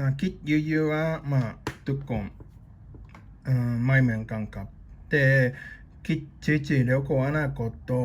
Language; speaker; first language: Thai; non-native, learner; Japanese